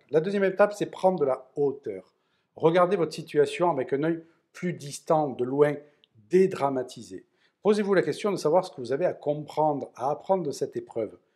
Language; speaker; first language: French; native; French